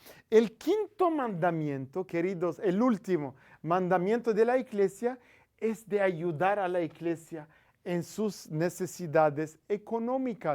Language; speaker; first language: Spanish; non-native, fluent; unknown